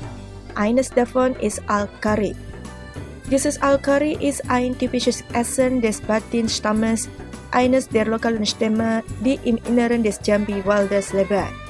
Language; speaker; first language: German; non-native, fluent; Indonesian